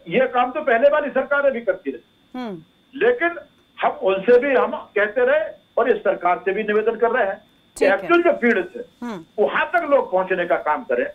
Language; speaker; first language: Hindi; native; Hindi